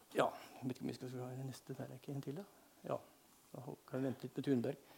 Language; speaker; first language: Norwegian; native; Norwegian